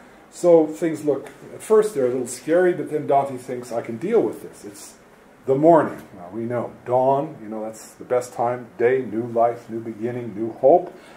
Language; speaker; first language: English; native; English